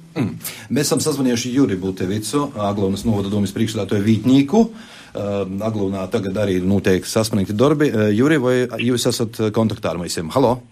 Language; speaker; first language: Latvian; native; Latvian